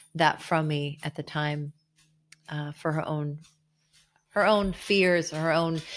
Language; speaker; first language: English; early bilingual, other home language; Hebrew